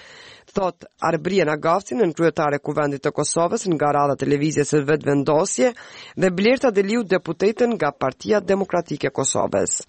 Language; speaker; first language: Albanian; native; Albanian